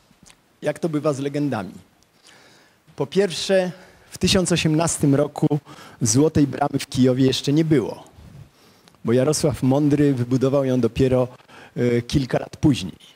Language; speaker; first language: Polish; native; Polish